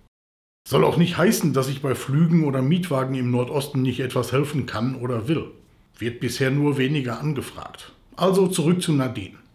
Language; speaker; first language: German; native; German